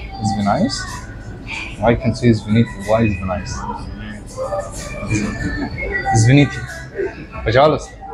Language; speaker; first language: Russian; non-native, learner; Arabic